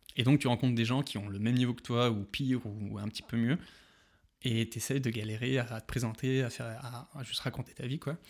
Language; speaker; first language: French; native; French